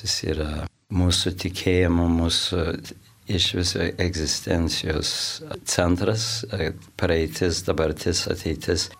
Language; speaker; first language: Lithuanian; early bilingual, heritage; Lithuanian